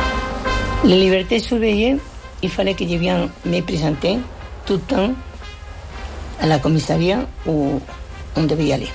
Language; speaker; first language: French; non-native, fluent; Spanish